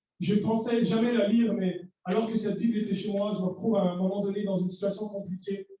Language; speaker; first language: French; early bilingual, other home language; Arabic